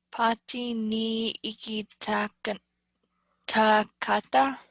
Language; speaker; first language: Japanese; non-native, learner; English